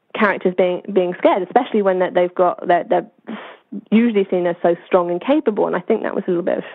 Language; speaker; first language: English; native; English